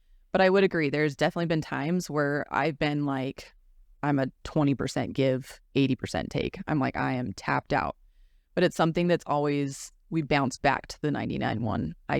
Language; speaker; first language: English; native; English